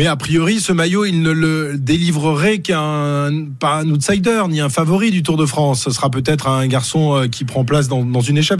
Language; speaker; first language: French; native; French